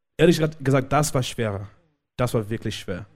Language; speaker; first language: German; non-native, learner; Shona